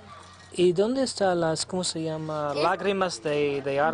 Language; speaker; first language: Spanish; non-native, learner; English